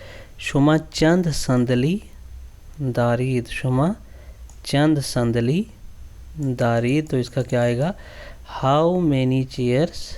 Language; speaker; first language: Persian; non-native, fluent; Urdu